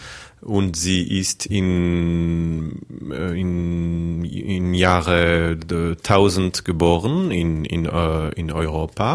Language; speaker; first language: German; non-native, fluent; French